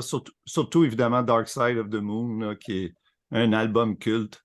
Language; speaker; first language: French; native; French